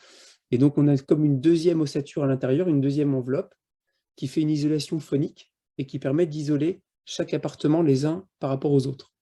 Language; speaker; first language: French; native; French